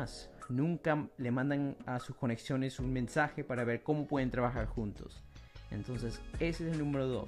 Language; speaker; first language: Spanish; early bilingual, heritage; Spanish